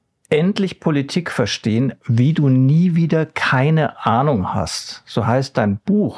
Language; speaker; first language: German; native; German